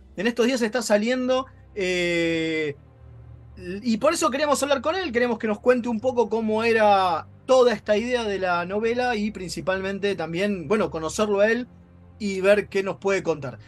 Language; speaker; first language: Spanish; native; Spanish